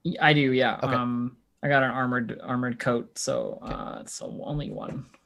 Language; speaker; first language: English; native; English